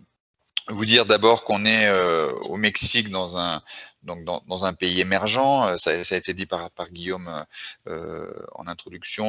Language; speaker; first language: French; native; French